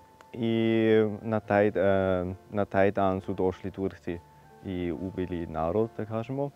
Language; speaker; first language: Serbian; non-native, fluent; German